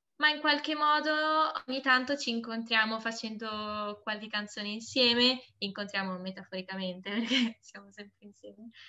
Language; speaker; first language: Italian; native; Italian